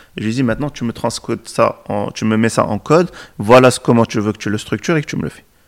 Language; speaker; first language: French; non-native, local second language; Arabic